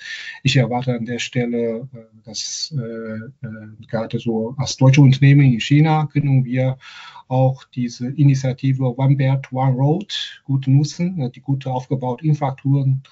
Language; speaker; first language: German; non-native, fluent; Chinese